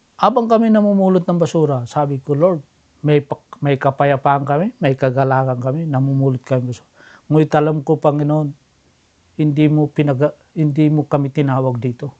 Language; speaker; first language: Filipino; non-native, local second language; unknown